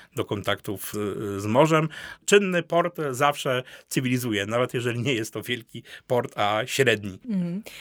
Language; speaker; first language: Polish; native; Polish